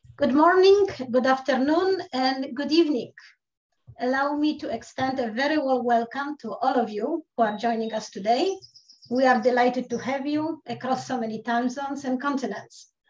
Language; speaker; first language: English; non-native, fluent; Polish